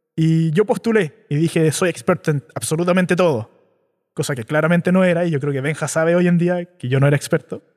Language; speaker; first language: Spanish; native; Spanish